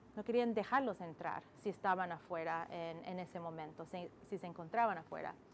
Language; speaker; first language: Spanish; non-native, fluent; English